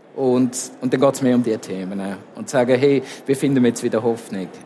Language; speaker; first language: German; native; German